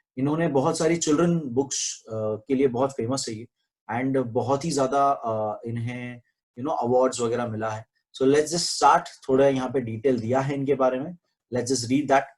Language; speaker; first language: Hindi; non-native, local second language; Marathi